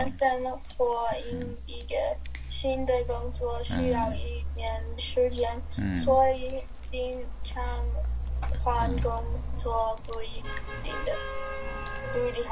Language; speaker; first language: Chinese; non-native, learner; English